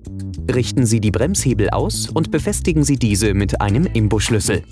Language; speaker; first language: German; native; German